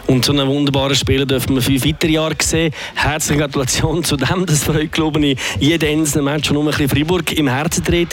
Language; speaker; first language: German; native; German